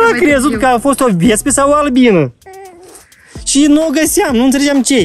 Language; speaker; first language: Romanian; native; Romanian